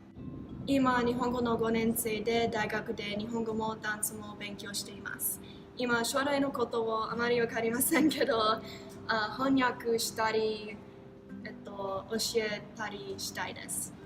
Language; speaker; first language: Japanese; non-native, learner; English